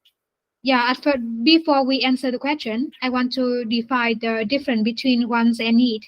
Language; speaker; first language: English; non-native, learner; Vietnamese